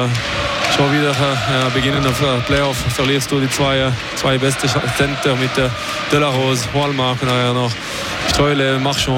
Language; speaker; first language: German; non-native, local second language; French